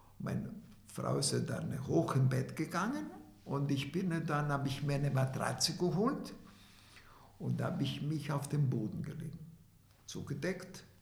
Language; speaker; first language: German; non-native, fluent; Italian